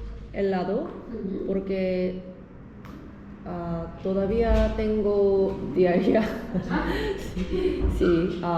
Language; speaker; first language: Spanish; non-native, learner; Korean